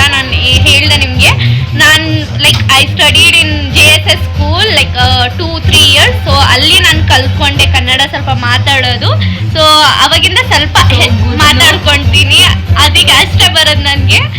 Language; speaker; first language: Kannada; non-native, local second language; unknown